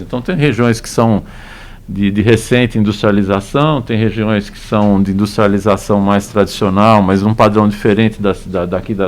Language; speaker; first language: Portuguese; native; Portuguese